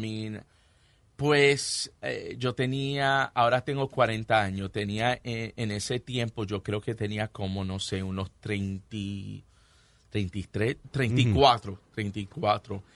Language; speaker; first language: Spanish; early bilingual, heritage; Spanish